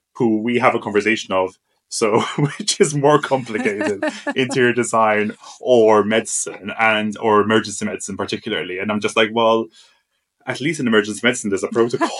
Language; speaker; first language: English; non-native, fluent; Maltese